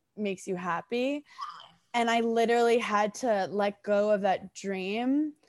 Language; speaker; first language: English; native; English